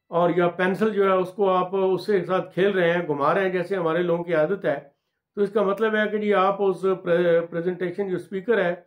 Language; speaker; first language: Urdu; non-native, local second language; Punjabi